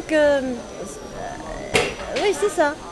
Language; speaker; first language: French; non-native, learner; Japanese